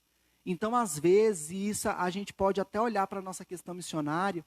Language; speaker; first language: Portuguese; native; Portuguese